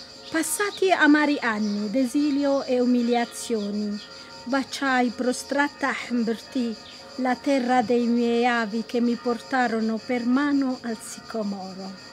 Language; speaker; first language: Italian; non-native, fluent; Tigrinya